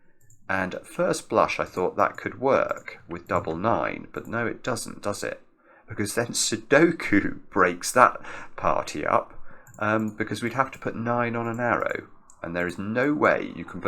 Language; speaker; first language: English; native; English